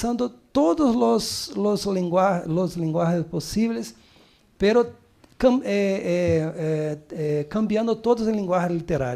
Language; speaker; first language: Spanish; non-native, learner; Portuguese